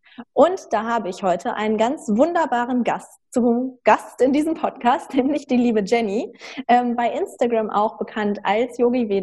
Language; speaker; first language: German; native; German